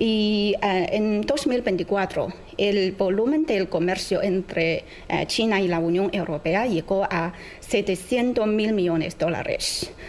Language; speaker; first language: Spanish; non-native, fluent; Chinese